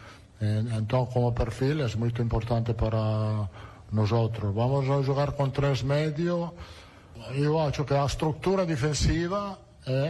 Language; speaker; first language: Portuguese; non-native, learner; Italian